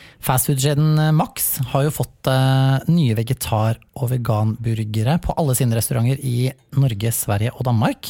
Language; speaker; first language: Norwegian; native; Norwegian